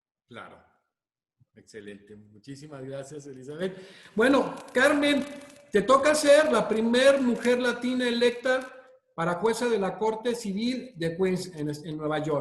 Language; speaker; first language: Spanish; native; Spanish